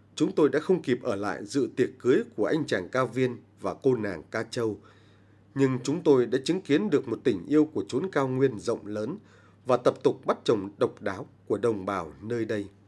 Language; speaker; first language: Vietnamese; native; Vietnamese